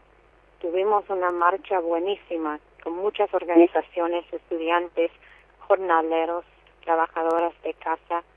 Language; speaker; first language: Spanish; non-native, fluent; English